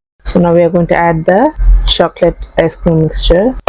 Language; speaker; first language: English; non-native, local second language; Tamil